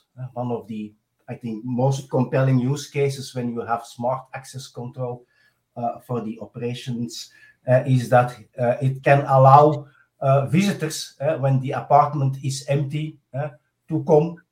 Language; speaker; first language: English; non-native, fluent; Dutch